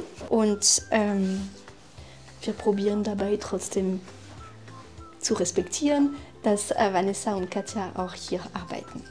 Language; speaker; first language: German; non-native, fluent; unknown